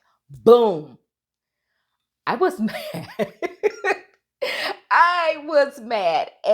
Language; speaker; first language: English; native; English